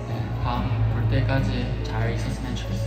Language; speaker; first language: Korean; non-native, fluent; Chinese